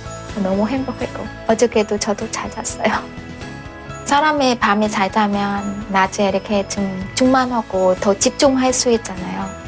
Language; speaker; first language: Korean; non-native, fluent; Vietnamese